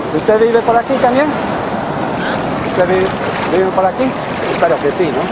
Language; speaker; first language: Spanish; non-native, learner; English